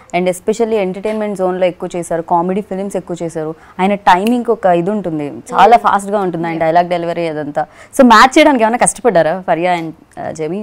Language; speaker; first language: Telugu; native; Telugu